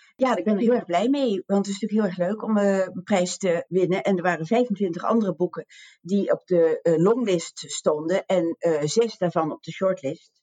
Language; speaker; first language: Dutch; native; Dutch